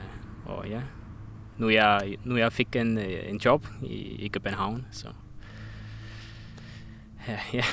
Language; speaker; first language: Danish; non-native, learner; Estonian